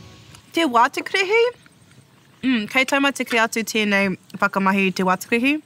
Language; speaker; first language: Māori; non-native, local second language; English